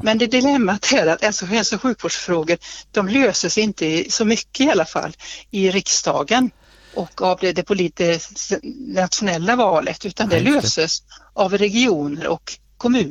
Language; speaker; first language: Swedish; native; Swedish